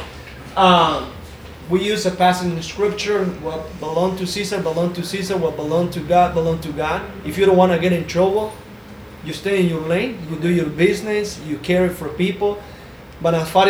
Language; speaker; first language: English; non-native, fluent; Spanish